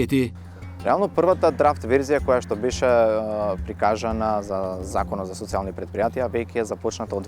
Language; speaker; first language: Macedonian; native; Macedonian